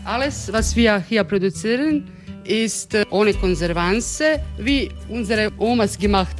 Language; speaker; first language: German; non-native, fluent; Croatian